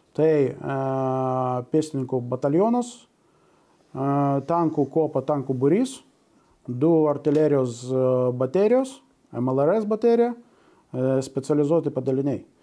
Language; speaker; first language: Lithuanian; non-native, local second language; Russian